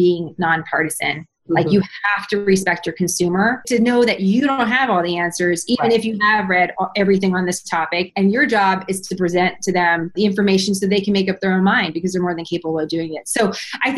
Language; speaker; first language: English; native; English